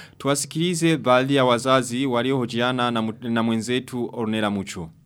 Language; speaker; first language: Swahili; non-native, local second language; Rundi